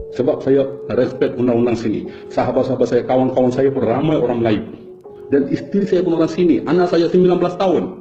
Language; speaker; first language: Malay; non-native, fluent; Bangla